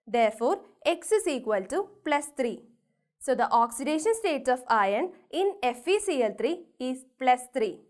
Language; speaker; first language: English; non-native, local second language; Malayalam